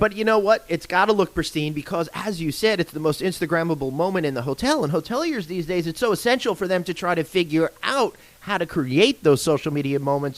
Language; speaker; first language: English; native; English